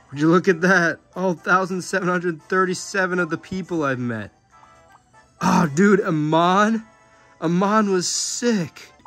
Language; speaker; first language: English; native; English